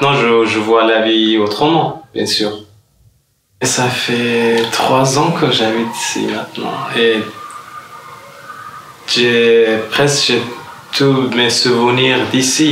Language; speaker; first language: French; non-native, fluent; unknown